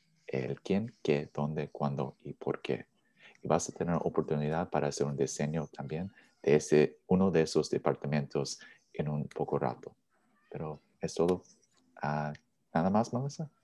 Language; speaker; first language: Spanish; non-native, learner; English